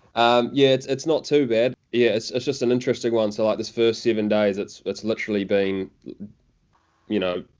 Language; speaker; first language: English; native; English